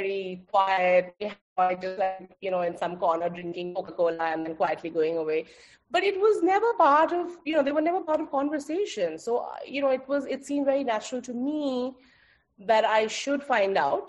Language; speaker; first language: English; non-native, local second language; Bangla